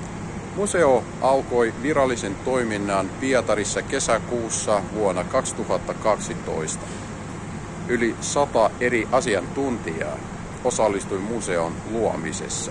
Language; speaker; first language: Finnish; non-native, fluent; Russian